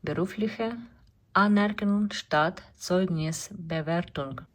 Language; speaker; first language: German; non-native, learner; Ukrainian